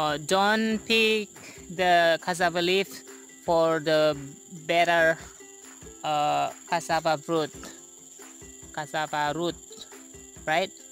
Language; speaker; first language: English; non-native, learner; Indonesian